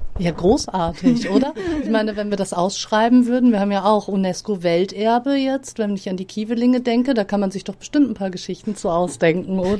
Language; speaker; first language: German; native; German